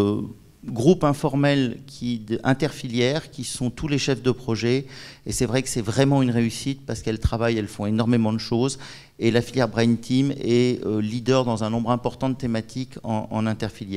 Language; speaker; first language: French; native; French